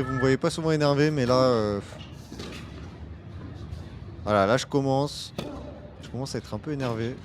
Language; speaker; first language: French; native; French